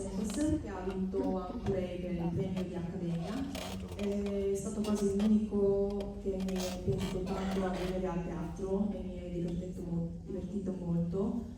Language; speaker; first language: Italian; non-native, fluent; Korean